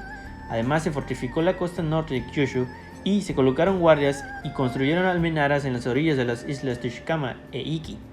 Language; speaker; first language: Spanish; native; Spanish